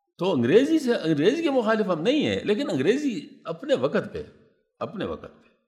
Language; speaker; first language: Urdu; non-native, local second language; Pashto